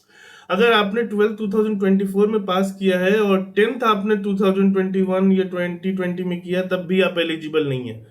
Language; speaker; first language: Hindi; native; Hindi